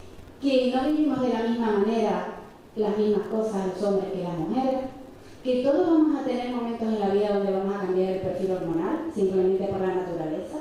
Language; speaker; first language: Spanish; native; Spanish